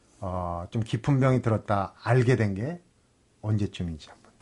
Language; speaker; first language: Korean; native; Korean